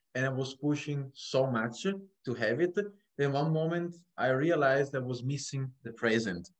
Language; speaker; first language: English; non-native, fluent; Italian